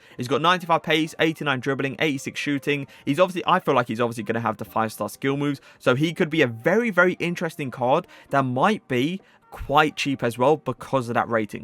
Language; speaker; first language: English; native; English